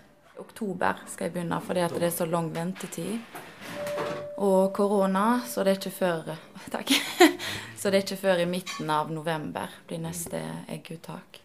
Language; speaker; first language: Norwegian; native; Norwegian